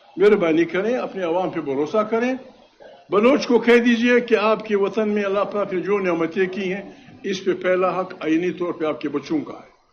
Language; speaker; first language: Urdu; non-native, local second language; Pashto